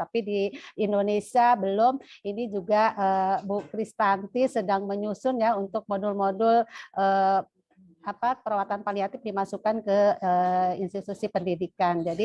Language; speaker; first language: Indonesian; native; Indonesian